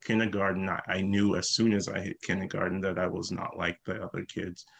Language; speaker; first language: English; native; English